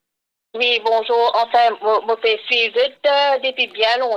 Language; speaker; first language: French; non-native, local second language; Morisyen